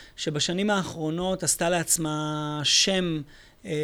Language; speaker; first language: Hebrew; native; Hebrew